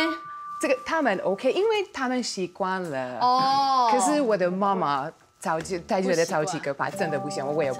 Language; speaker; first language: Chinese; non-native, learner; Hungarian